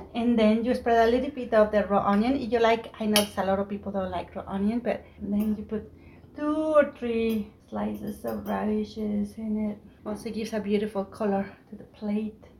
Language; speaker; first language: English; non-native, fluent; Spanish